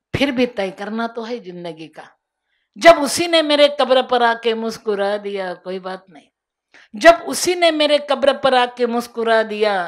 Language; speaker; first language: Hindi; non-native, local second language; Marathi